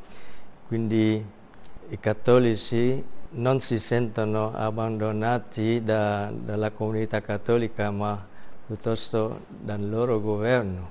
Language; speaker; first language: Italian; non-native, fluent; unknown